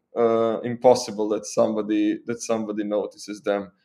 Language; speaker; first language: English; non-native, fluent; Croatian